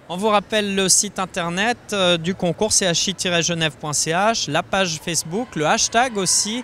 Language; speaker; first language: French; native; French